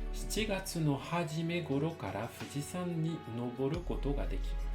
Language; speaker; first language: Japanese; non-native, fluent; French